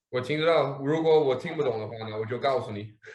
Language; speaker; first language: Chinese; non-native, fluent; Danish